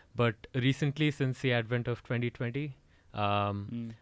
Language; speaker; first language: English; non-native, local second language; Odia